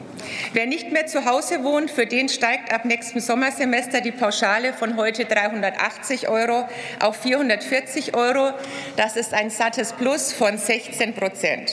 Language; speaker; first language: German; native; German